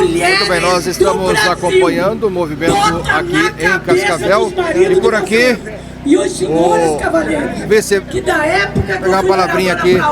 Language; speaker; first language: Portuguese; native; Portuguese